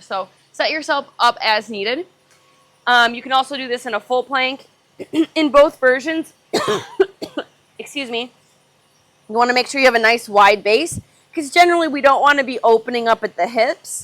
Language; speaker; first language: English; native; English